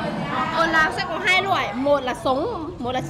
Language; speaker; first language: Vietnamese; non-native, fluent; Lao